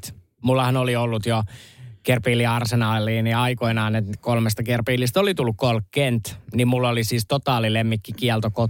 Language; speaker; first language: Finnish; native; Finnish